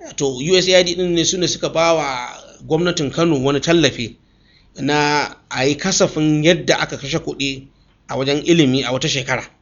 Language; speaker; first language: Hausa; native; Hausa